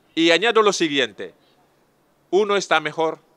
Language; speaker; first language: Spanish; non-native, fluent; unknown